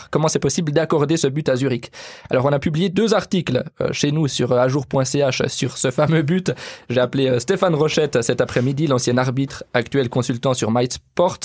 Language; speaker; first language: French; native; French